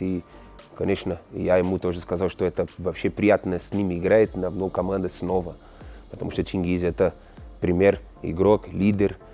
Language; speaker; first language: Russian; non-native, learner; Portuguese